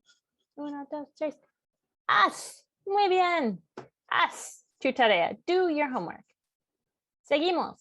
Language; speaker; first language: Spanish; non-native, fluent; English